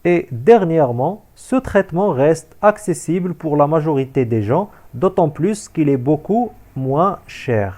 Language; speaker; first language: French; non-native, local second language; Arabic